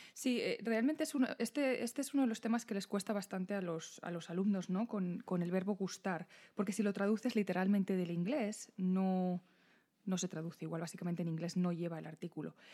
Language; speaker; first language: Spanish; native; Spanish